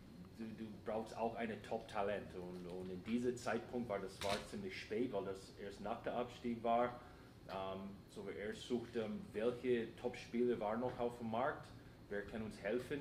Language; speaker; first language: German; non-native, fluent; English